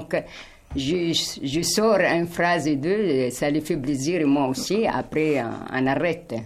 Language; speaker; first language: French; non-native, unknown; Arabic